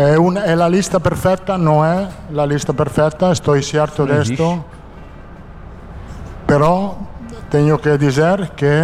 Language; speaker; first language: Portuguese; non-native, fluent; Italian